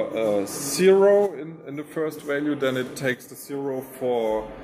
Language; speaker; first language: English; non-native, fluent; German